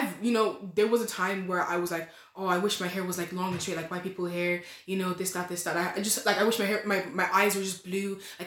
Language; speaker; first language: English; native; English